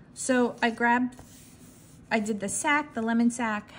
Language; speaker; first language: English; native; English